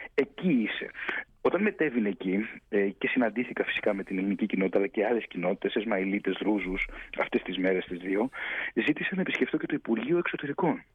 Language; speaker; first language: Greek; native; Greek